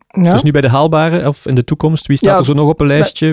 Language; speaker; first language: Dutch; native; Dutch